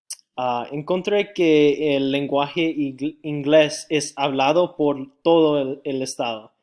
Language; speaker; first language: Spanish; non-native, learner; English